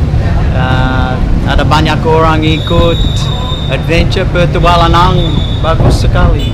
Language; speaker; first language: Indonesian; non-native, learner; English